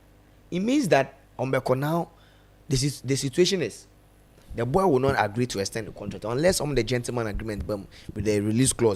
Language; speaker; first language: English; non-native, local second language; Akan